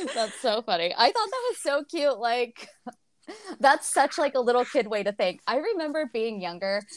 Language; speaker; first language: English; native; English